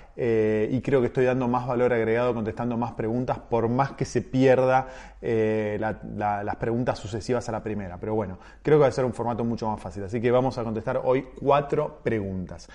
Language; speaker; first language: Spanish; native; Spanish